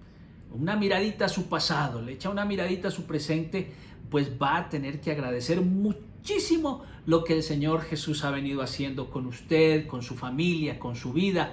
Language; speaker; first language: Spanish; native; Spanish